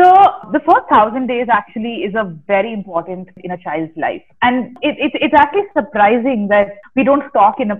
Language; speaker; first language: English; non-native, local second language; Kannada